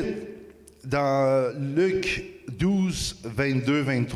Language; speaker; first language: French; native; French